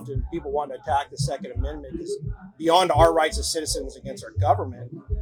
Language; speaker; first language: English; native; English